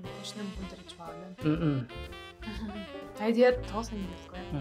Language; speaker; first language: Korean; non-native, learner; Russian